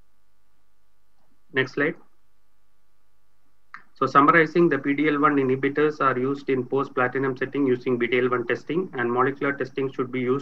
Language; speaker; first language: English; non-native, local second language; Tamil